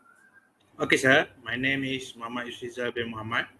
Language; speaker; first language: English; non-native, learner; Malay